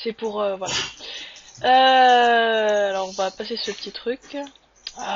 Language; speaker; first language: French; native; French